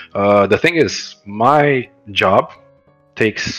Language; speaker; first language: English; non-native, fluent; Croatian